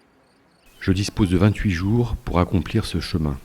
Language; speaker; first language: French; native; French